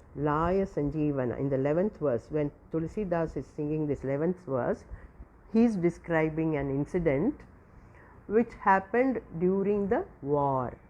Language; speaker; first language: English; non-native, local second language; Tamil